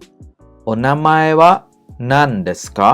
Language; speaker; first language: Japanese; non-native, fluent; Khmer